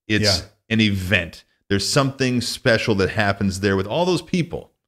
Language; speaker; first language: English; native; English